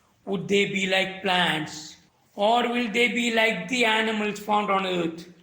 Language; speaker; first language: English; non-native, local second language; Malayalam